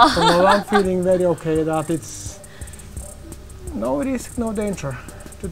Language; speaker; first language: English; non-native, fluent; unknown